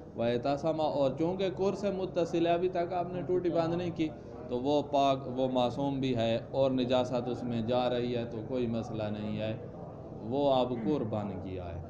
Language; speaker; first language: Urdu; non-native, local second language; Punjabi